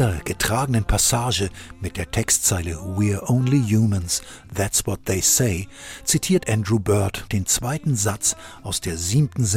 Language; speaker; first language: German; native; German